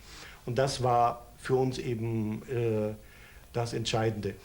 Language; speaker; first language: German; native; German